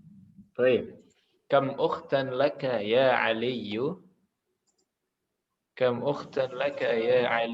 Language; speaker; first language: Arabic; non-native, fluent; Indonesian